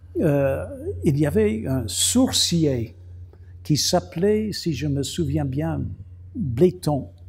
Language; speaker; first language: French; non-native, fluent; English